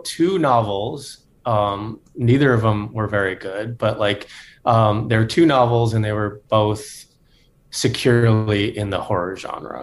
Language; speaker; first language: English; native; English